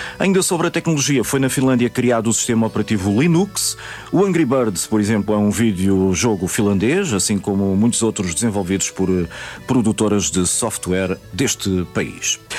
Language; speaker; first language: Portuguese; native; Portuguese